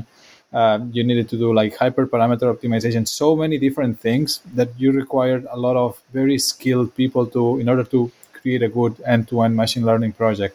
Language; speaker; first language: English; non-native, fluent; Spanish